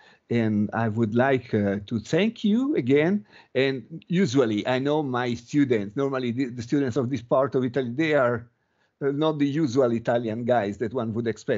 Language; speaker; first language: English; non-native, fluent; Italian